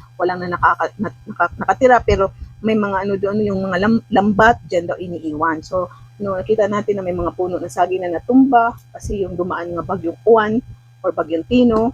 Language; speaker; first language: Filipino; non-native, local second language; Cebuano